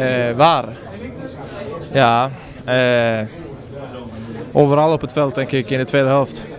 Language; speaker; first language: Dutch; non-native, fluent; Swedish